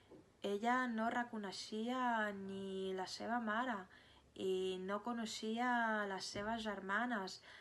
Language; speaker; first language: Catalan; non-native, fluent; Russian